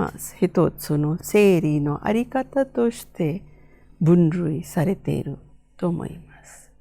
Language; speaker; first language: Japanese; non-native, fluent; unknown